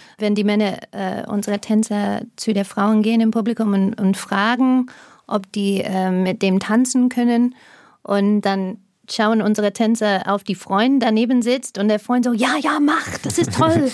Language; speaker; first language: German; non-native, fluent; English